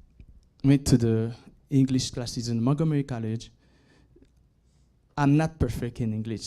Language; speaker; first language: English; non-native, learner; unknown